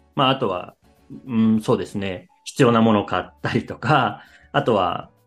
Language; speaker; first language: Japanese; native; Japanese